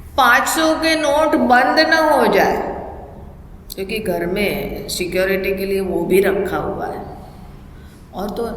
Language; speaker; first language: Hindi; non-native, local second language; Gujarati